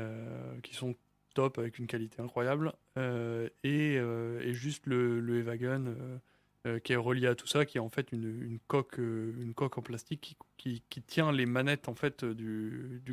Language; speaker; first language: French; native; French